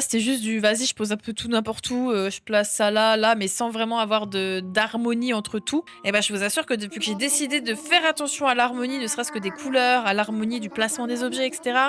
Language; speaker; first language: French; native; French